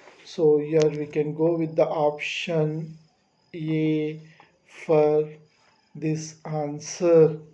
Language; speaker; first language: English; non-native, local second language; Telugu